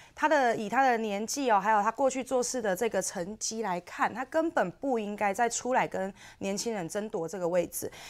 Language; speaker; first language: Chinese; native; Chinese